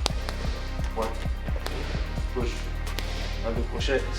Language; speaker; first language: French; native; French